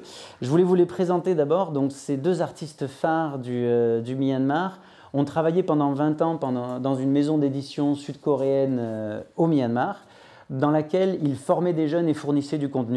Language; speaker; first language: French; native; French